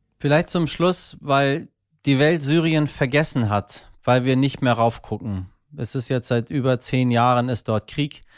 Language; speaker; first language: German; early bilingual, other home language; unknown